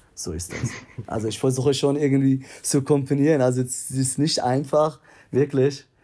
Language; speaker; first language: German; non-native, fluent; Tigrinya